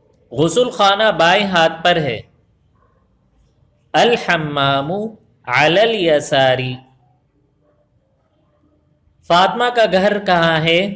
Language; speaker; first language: Urdu; native; Urdu